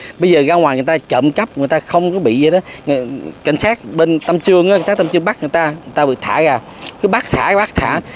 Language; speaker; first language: Vietnamese; early bilingual, other home language; English